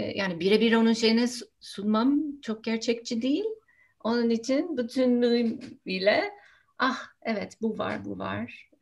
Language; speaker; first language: Turkish; non-native, fluent; English